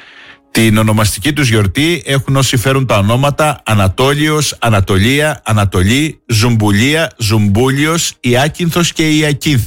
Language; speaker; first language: Greek; native; Greek